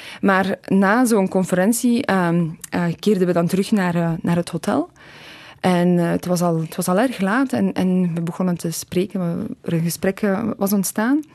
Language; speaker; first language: Dutch; early bilingual, other home language; Polish